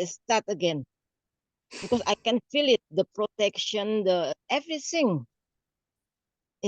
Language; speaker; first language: English; non-native, learner; Indonesian